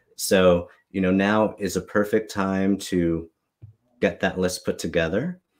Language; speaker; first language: English; native; English